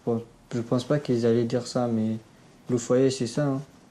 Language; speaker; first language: French; non-native, fluent; Persian